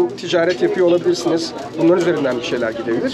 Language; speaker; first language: Turkish; native; Turkish